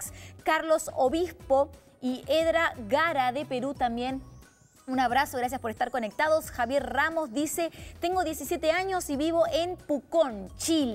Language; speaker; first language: Spanish; native; Spanish